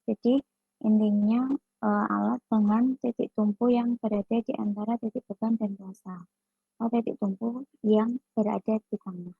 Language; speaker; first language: Indonesian; native; Indonesian